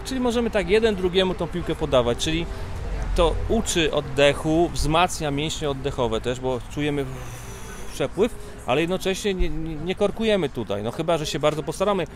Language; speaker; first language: Polish; native; Polish